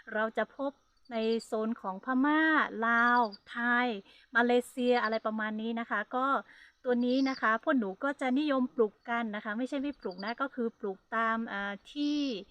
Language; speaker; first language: Thai; non-native, local second language; Hmong